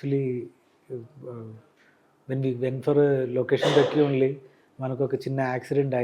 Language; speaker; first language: Telugu; non-native, learner; Malayalam